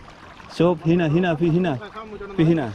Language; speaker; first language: Arabic; non-native, learner; Indonesian